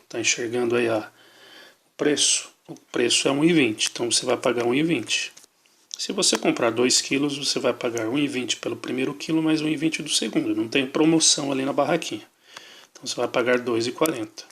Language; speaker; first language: Portuguese; native; Portuguese